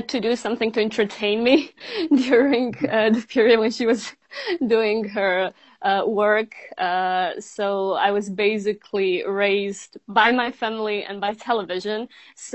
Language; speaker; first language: English; non-native, fluent; Bosnian